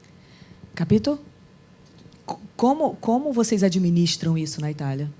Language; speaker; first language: Portuguese; native; Portuguese